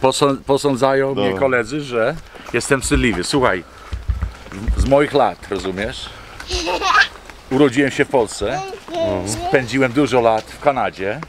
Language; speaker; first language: Polish; early bilingual, heritage; Polish